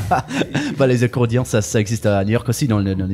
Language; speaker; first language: French; non-native, fluent; English